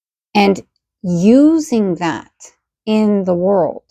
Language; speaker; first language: English; native; English